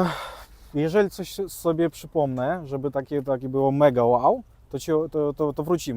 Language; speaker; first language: Polish; early bilingual, other home language; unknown